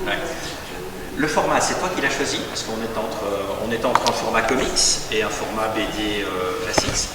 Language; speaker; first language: French; native; French